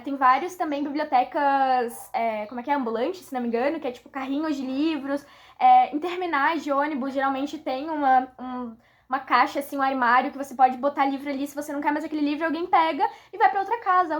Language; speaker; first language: Portuguese; native; Portuguese